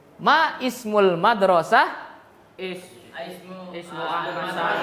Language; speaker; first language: Arabic; non-native, fluent; Indonesian